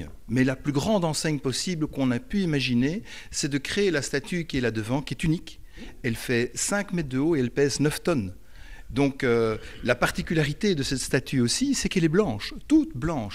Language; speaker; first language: French; native; French